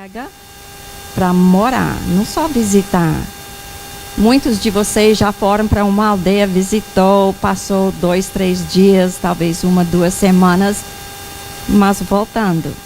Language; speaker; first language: Portuguese; non-native, fluent; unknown